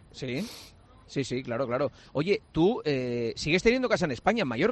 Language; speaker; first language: Spanish; native; Spanish